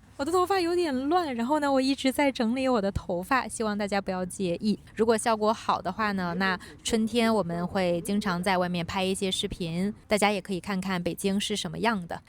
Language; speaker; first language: Chinese; native; Chinese